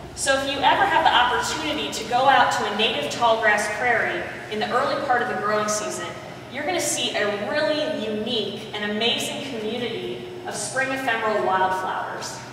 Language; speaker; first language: English; native; English